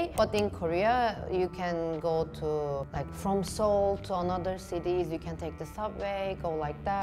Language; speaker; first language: English; non-native, fluent; Turkish